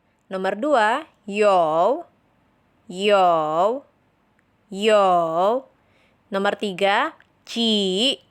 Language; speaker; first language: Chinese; non-native, fluent; Indonesian